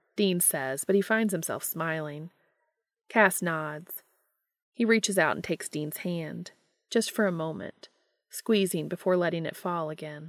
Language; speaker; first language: English; native; English